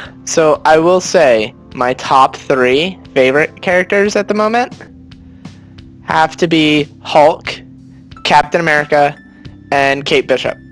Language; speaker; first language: English; native; English